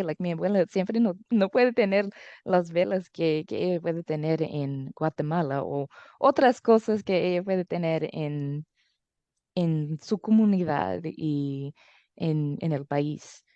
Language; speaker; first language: Spanish; early bilingual, heritage; English